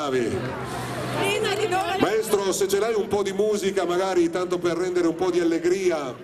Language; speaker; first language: Italian; native; Italian